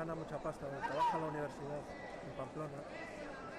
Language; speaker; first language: Spanish; native; Spanish